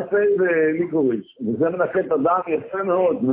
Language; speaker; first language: Hebrew; native; Hebrew